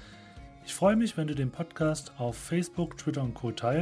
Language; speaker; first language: German; native; German